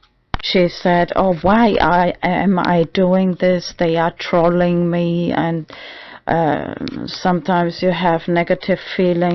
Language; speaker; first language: English; non-native, learner; German